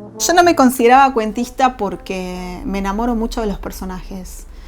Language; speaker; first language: Spanish; native; Spanish